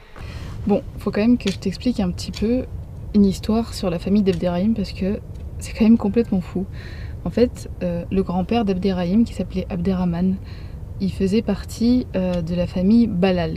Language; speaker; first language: French; native; French